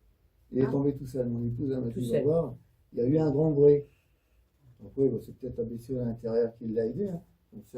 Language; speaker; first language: French; native; French